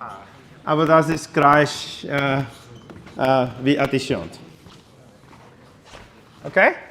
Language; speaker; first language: German; non-native, learner; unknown